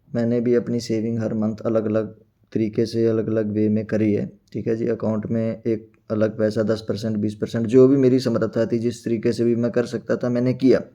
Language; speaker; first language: Hindi; non-native, local second language; Punjabi